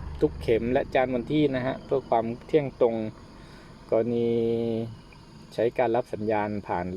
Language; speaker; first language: Thai; native; Thai